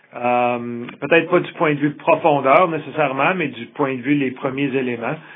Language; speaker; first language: French; native; French